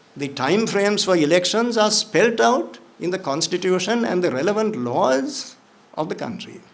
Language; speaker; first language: English; non-native, local second language; Sinhala